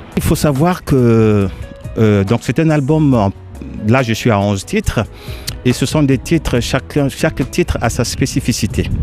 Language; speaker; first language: French; non-native, local second language; Lingala